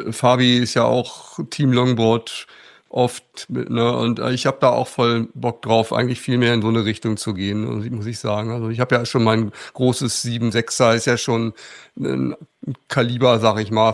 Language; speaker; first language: German; native; German